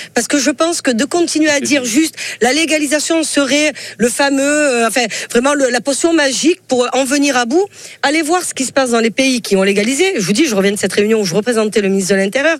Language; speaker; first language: French; native; French